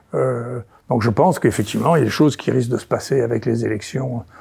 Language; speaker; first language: French; native; French